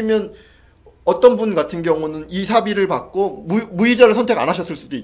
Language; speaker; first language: Korean; native; Korean